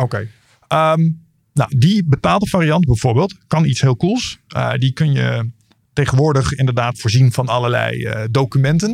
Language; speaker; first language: Dutch; native; Dutch